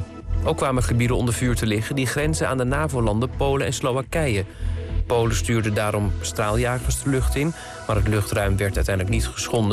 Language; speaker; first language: Dutch; native; Dutch